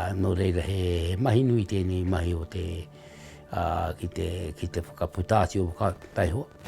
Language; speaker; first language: Māori; native; Māori